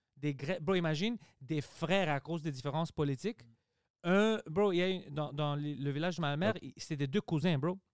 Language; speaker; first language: French; early bilingual, other home language; Greek